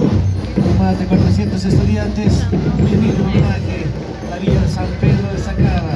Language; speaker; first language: Spanish; native; Spanish